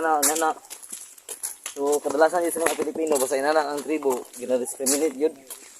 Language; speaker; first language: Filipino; non-native, local second language; Cebuano